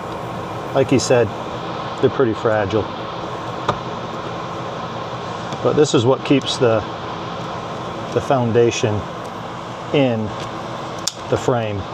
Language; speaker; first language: English; native; English